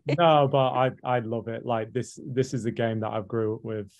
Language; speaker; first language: English; native; English